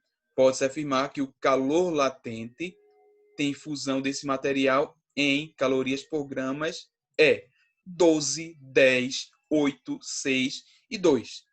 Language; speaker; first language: Portuguese; native; Portuguese